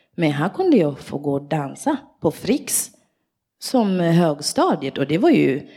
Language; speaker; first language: Swedish; early bilingual, other home language; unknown